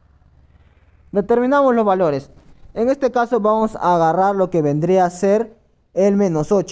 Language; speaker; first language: Spanish; native; Spanish